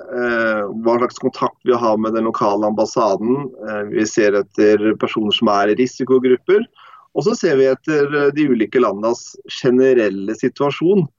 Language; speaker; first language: Norwegian; non-native, fluent; English